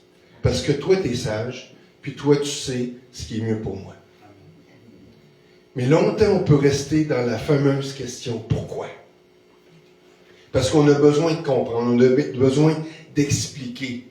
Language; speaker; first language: French; native; French